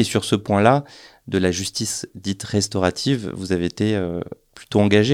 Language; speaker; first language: French; native; French